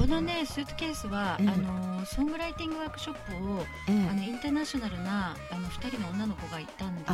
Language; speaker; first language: Japanese; native; Japanese